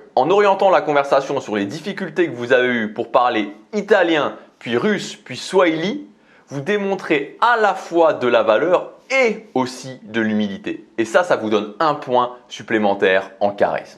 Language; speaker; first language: French; native; French